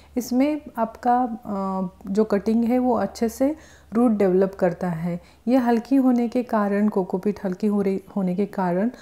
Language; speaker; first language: Hindi; non-native, local second language; Marathi